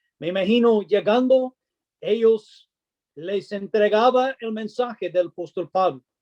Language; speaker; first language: Spanish; non-native, fluent; English